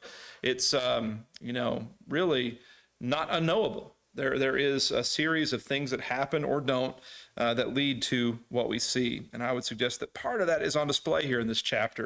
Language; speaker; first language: English; native; English